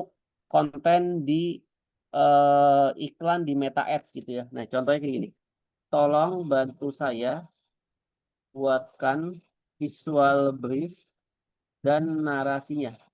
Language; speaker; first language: Indonesian; native; Indonesian